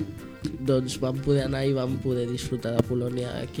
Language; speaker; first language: Catalan; early bilingual, heritage; Catalan